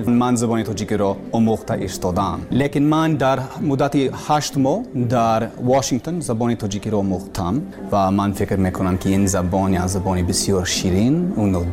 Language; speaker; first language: Persian; non-native, learner; English